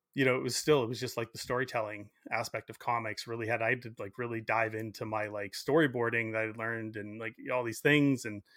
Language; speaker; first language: English; native; English